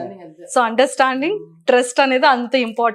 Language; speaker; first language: Telugu; native; Telugu